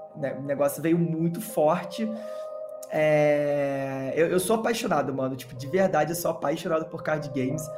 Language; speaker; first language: Portuguese; native; Portuguese